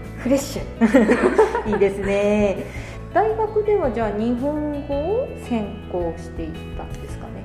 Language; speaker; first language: Japanese; native; Japanese